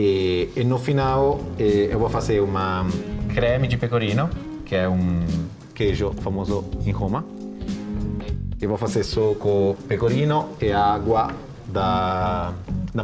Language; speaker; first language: Portuguese; non-native, fluent; Italian